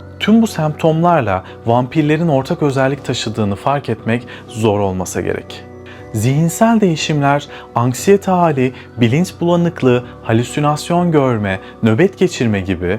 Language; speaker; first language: Turkish; native; Turkish